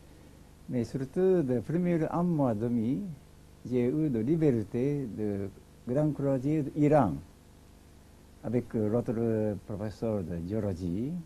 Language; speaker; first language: French; non-native, learner; Japanese